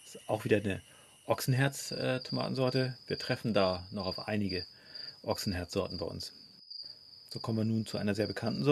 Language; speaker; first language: German; native; German